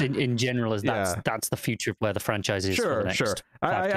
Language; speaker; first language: English; native; English